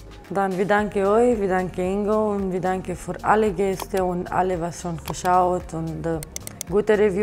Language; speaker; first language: German; non-native, learner; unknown